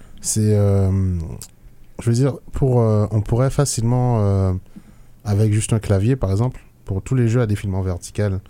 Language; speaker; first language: French; native; French